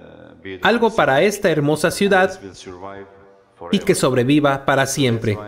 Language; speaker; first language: Spanish; non-native, fluent; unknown